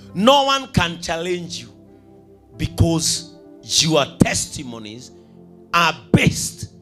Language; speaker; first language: English; non-native, local second language; Swahili